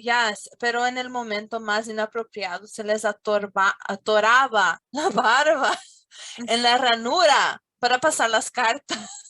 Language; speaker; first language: Spanish; non-native, fluent; English